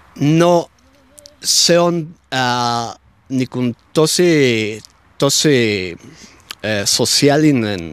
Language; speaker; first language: Finnish; non-native, learner; Spanish